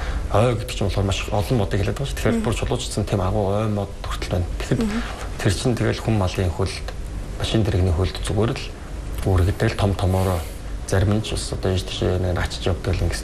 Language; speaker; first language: Mongolian; native; Mongolian